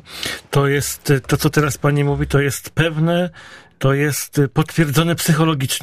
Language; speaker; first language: Polish; native; Polish